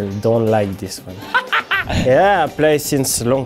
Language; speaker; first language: English; non-native, learner; French